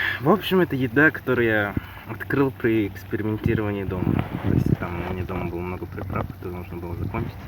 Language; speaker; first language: Russian; non-native, learner; Mongolian